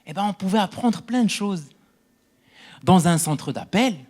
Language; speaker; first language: French; non-native, local second language; Arabic